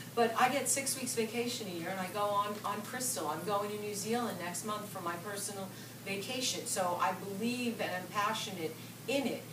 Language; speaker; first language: English; native; English